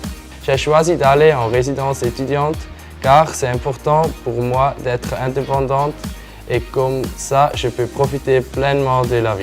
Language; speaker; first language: French; non-native, local second language; German